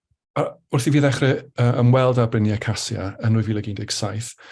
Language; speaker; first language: Welsh; native; Welsh